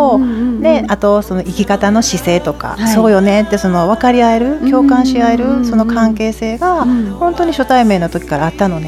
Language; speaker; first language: Japanese; native; Japanese